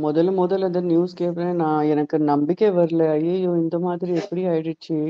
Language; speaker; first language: Tamil; non-native, fluent; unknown